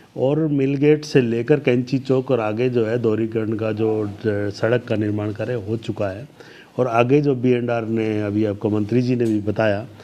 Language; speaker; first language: Hindi; native; Hindi